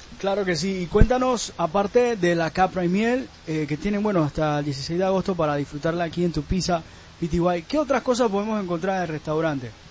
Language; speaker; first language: Spanish; native; Spanish